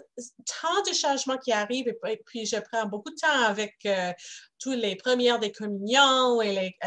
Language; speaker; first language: French; non-native, local second language; English